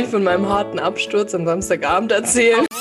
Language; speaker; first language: German; native; German